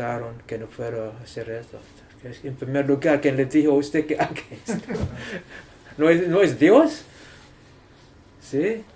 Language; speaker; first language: Spanish; non-native, learner; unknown